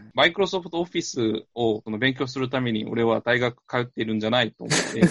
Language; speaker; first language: Japanese; non-native, fluent; Korean